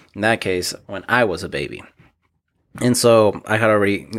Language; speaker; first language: English; early bilingual, other home language; Spanish